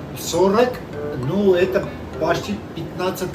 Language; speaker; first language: Russian; non-native, fluent; Armenian